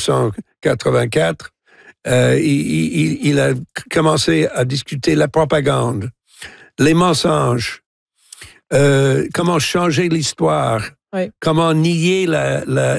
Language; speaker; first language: French; non-native, local second language; English